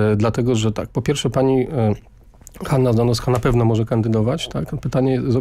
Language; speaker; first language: Polish; native; Polish